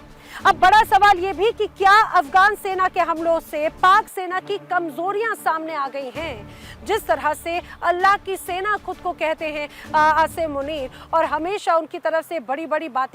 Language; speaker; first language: Hindi; native; Hindi